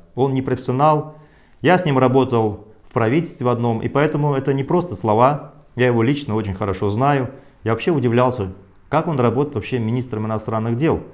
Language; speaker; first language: Russian; non-native, local second language; Kazakh